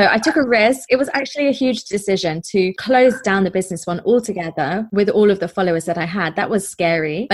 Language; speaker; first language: English; native; English